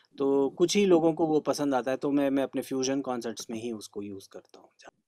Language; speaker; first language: Hindi; non-native, local second language; Kannada